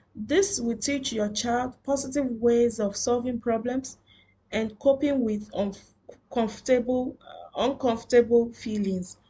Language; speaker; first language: English; non-native, local second language; Yoruba